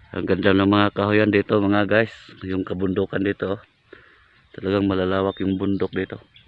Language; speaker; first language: Filipino; non-native, local second language; Cebuano